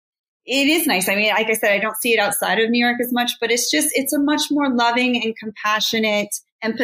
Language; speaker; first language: English; native; English